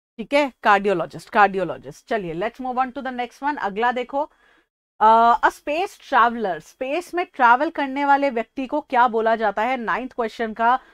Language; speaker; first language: Hindi; native; Hindi